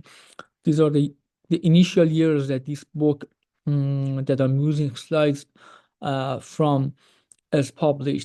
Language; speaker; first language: English; non-native, fluent; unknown